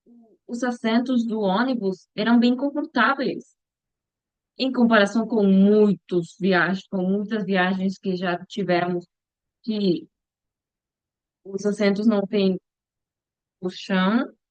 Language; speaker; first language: Portuguese; non-native, learner; Spanish